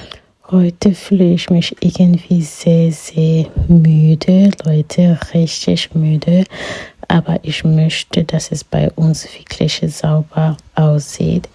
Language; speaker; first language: German; non-native, fluent; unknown